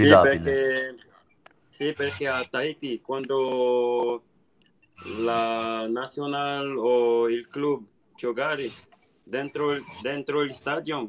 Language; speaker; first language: Italian; non-native, learner; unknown